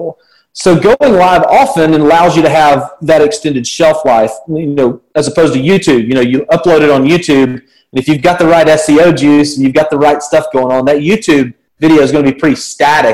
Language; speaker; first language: English; native; English